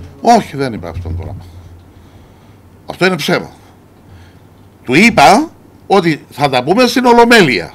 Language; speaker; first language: Greek; native; Greek